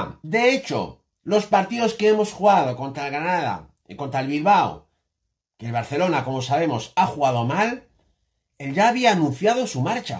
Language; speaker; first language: Spanish; native; Spanish